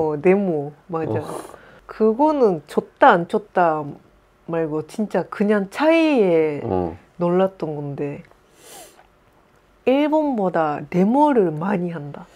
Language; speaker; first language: Korean; non-native, fluent; Japanese